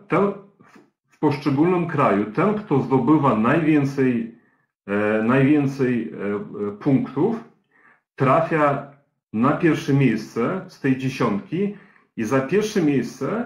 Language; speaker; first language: Polish; native; Polish